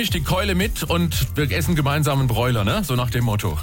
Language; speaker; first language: German; native; German